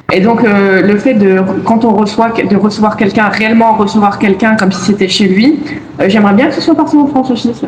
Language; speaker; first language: French; native; French